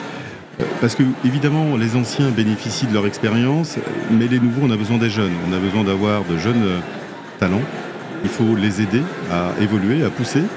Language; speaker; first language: French; native; French